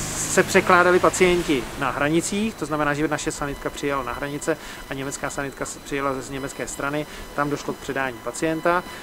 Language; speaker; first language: Czech; native; Czech